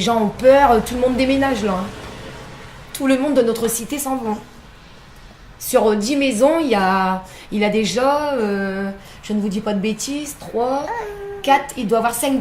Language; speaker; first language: French; native; French